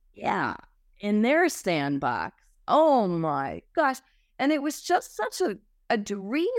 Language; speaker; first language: English; native; English